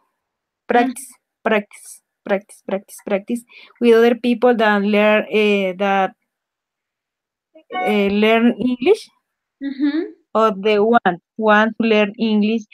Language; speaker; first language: English; non-native, learner; Spanish